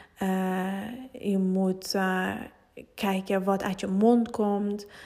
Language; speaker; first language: Dutch; non-native, fluent; Persian